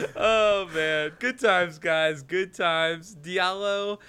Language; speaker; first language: English; native; English